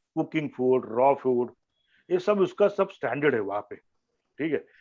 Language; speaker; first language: Hindi; non-native, local second language; Marathi